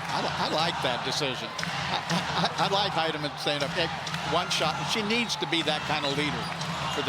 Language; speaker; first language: English; native; English